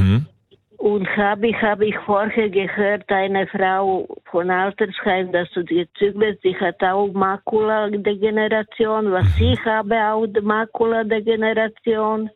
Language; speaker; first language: German; non-native, learner; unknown